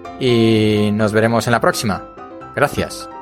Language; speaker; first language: Spanish; native; Spanish